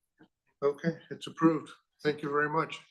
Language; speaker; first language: English; native; English